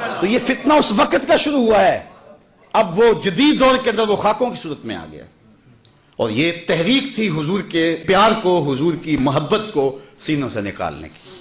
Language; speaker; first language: Urdu; non-native, local second language; Punjabi